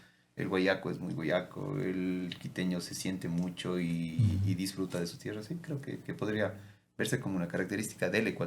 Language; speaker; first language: Spanish; native; Spanish